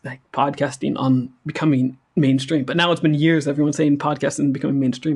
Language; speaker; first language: English; native; English